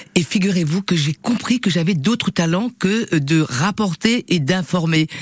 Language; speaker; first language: French; non-native, local second language; Réunion Creole French